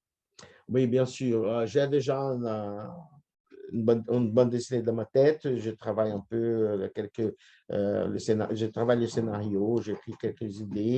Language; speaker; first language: French; non-native, fluent; Portuguese